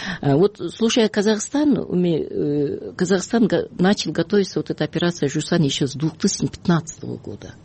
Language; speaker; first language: Russian; non-native, local second language; Kyrgyz